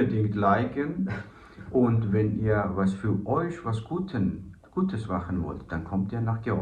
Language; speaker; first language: German; non-native, fluent; Georgian